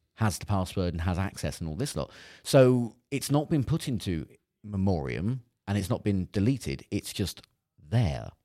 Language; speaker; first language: English; native; English